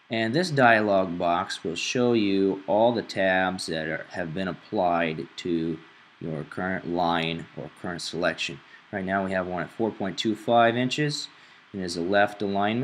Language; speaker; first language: English; native; English